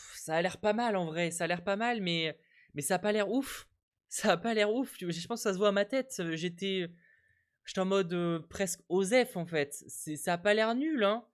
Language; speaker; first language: French; native; French